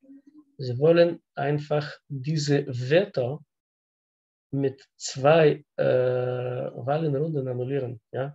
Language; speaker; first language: German; non-native, learner; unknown